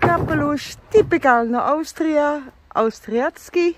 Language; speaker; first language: Polish; non-native, learner; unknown